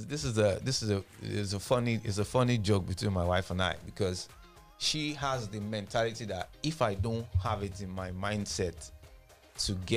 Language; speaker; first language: English; non-native, local second language; Yoruba